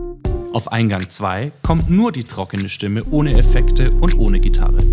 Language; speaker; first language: German; native; German